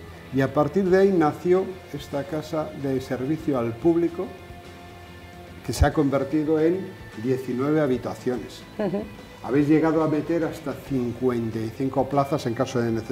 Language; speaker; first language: Spanish; native; Spanish